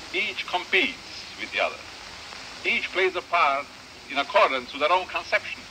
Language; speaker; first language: English; non-native, fluent; Hungarian